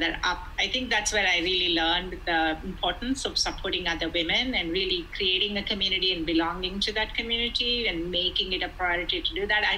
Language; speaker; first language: English; non-native, local second language; Telugu